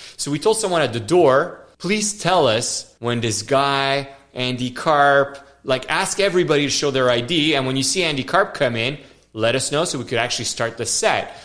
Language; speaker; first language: English; non-native, fluent; French